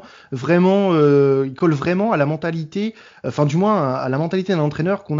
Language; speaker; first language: French; native; French